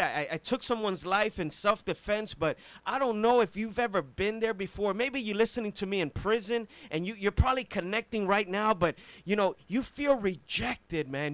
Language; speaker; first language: English; early bilingual, other home language; Spanish